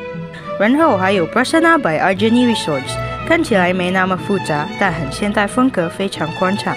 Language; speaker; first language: Chinese; non-native, learner; Indonesian